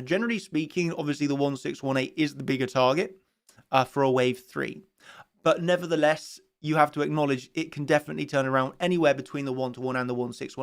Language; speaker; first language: English; native; English